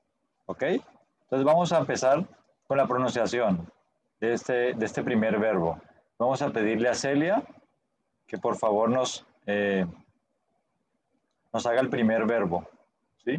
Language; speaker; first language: Spanish; native; Spanish